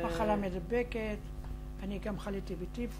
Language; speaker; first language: Hebrew; non-native, fluent; Arabic